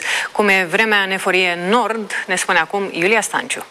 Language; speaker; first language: Romanian; native; Romanian